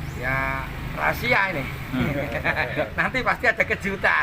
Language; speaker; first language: Indonesian; non-native, local second language; Javanese